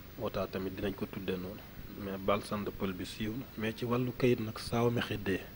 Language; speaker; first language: Wolof; non-native, local second language; Fula